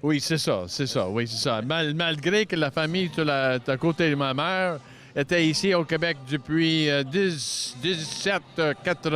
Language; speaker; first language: French; non-native, local second language; English